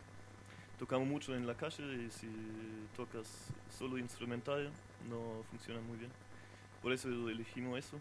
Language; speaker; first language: Spanish; non-native, fluent; French